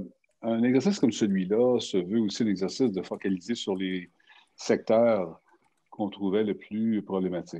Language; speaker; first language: French; native; French